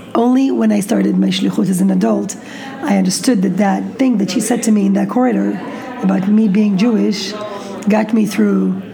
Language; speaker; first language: English; non-native, fluent; Hebrew